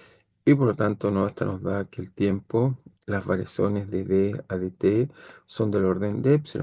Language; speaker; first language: Spanish; native; Spanish